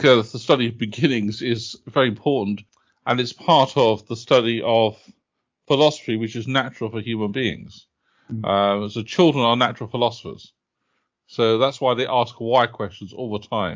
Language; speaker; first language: English; native; English